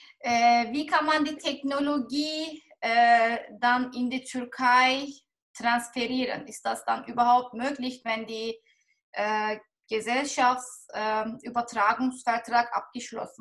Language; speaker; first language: German; non-native, fluent; Turkish